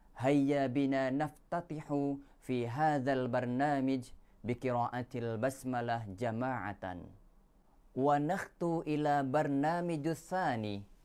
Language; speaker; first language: Arabic; non-native, learner; Indonesian